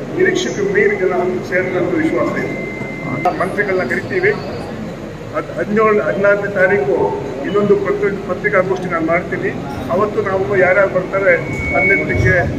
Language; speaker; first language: Kannada; non-native, local second language; Urdu